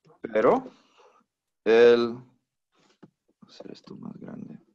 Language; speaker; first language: Spanish; non-native, fluent; English